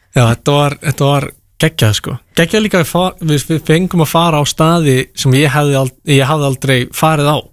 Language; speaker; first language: Icelandic; native; Icelandic